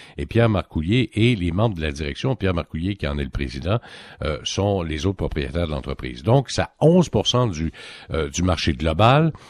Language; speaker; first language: French; native; French